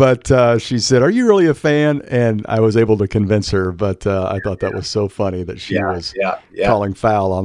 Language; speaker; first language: English; native; English